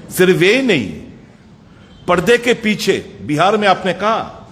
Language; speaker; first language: Hindi; non-native, local second language; Bangla